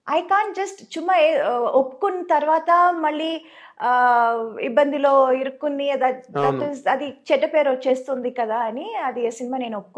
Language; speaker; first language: Telugu; non-native, local second language; Tamil